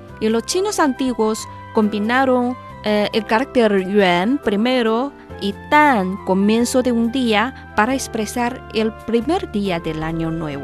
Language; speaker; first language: Spanish; non-native, fluent; Chinese